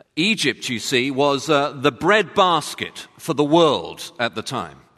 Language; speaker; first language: English; native; English